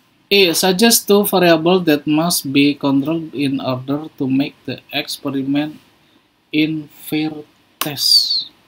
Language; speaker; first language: English; non-native, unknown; Indonesian